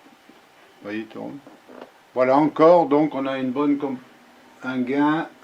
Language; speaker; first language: French; native; French